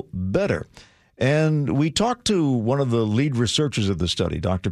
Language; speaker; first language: English; native; English